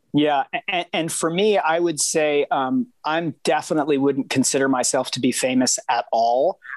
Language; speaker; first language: English; native; English